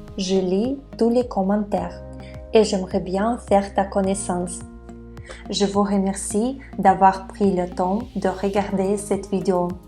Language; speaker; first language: French; non-native, fluent; Russian